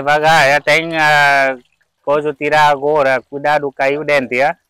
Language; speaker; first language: Portuguese; non-native, learner; Vietnamese